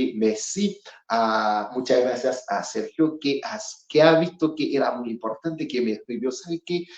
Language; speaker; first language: Spanish; non-native, fluent; Haitian Creole